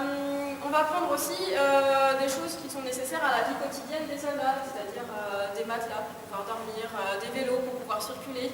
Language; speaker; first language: French; native; French